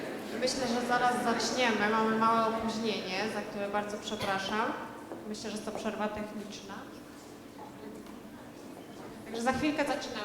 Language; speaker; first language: Polish; native; Polish